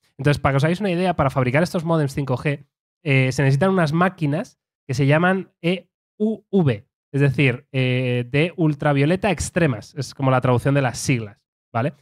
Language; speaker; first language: Spanish; native; Spanish